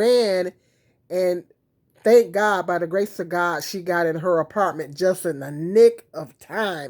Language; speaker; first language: English; native; English